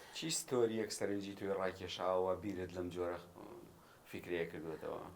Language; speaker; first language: Central Kurdish; native; Central Kurdish